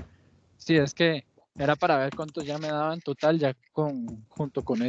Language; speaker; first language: Spanish; native; Spanish